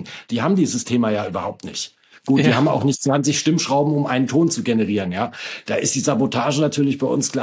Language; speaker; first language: German; native; German